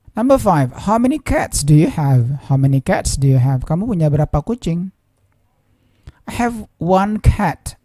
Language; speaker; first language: English; non-native, fluent; Indonesian